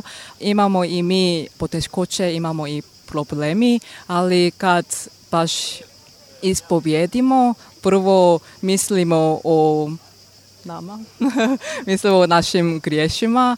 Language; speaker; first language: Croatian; non-native, learner; Korean